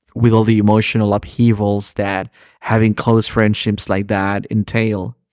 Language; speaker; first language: English; early bilingual, other home language; Spanish